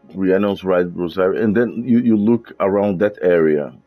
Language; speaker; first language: English; non-native, fluent; Portuguese